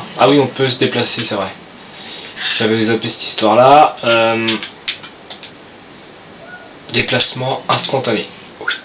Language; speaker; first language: French; native; French